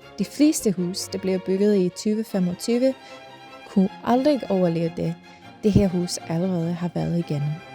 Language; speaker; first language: Danish; non-native, fluent; English